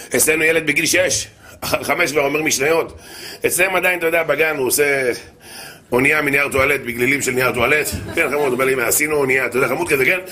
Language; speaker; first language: Hebrew; native; Hebrew